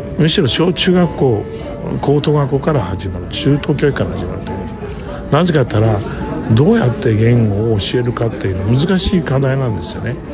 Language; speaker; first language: Japanese; native; Japanese